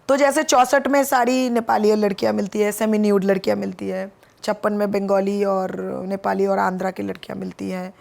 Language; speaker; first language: Hindi; non-native, local second language; Bangla